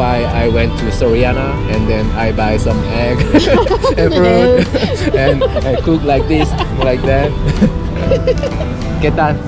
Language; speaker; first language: English; non-native, learner; Korean